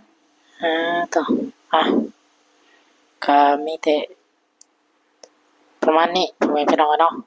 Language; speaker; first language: Thai; non-native, local second language; Northeastern Thai